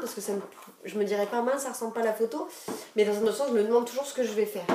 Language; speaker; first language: French; native; French